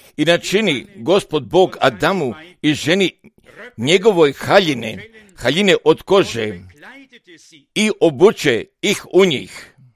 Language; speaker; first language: Croatian; non-native, fluent; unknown